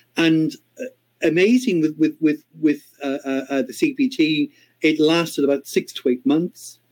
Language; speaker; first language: English; native; English